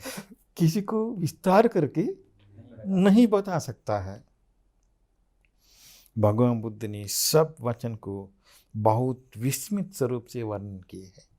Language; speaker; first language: Hindi; non-native, fluent; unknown